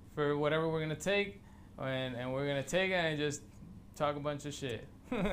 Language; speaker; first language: English; early bilingual, other home language; Spanish